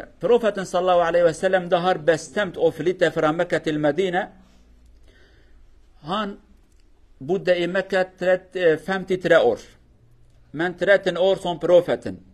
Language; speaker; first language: Swedish; non-native, learner; Kurdish